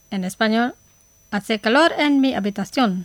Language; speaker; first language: Spanish; non-native, fluent; Indonesian